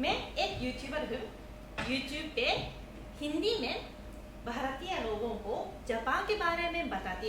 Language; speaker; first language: Hindi; non-native, fluent; Japanese